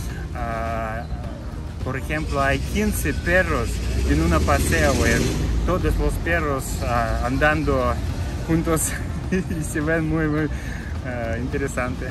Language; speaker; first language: Spanish; non-native, learner; Russian